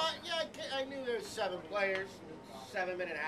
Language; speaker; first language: English; native; English